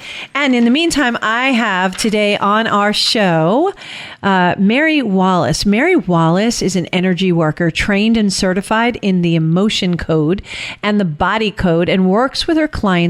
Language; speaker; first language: English; native; English